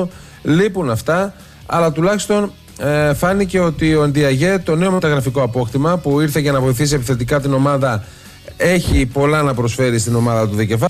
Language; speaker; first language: Greek; native; Greek